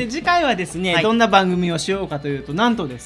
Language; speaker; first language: Japanese; native; Japanese